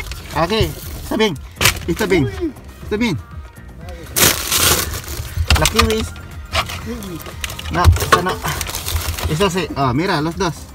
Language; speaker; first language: Spanish; non-native, learner; Filipino